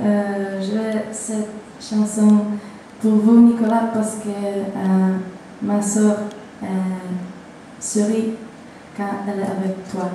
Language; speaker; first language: French; non-native, learner; English